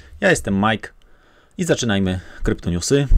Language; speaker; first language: Polish; native; Polish